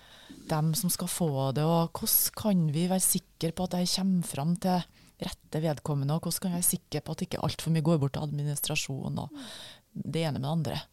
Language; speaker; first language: Norwegian; native; Norwegian